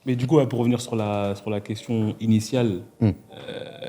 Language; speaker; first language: French; native; French